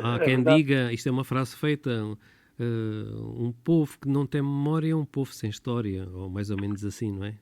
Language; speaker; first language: Portuguese; native; Portuguese